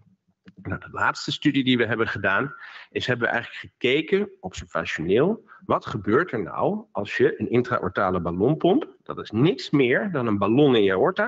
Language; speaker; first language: Dutch; native; Dutch